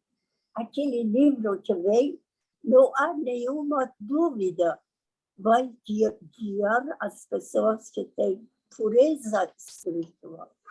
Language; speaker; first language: Portuguese; non-native, learner; Persian